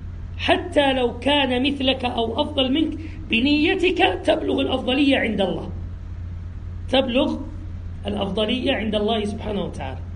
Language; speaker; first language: Arabic; native; Arabic